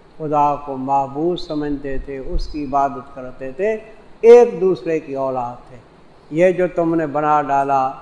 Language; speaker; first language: Urdu; non-native, local second language; Saraiki